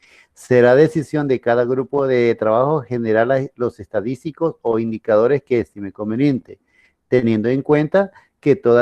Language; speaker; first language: Spanish; native; Spanish